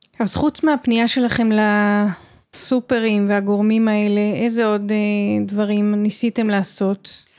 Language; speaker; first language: Hebrew; native; Hebrew